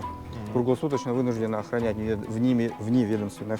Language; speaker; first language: Russian; native; Russian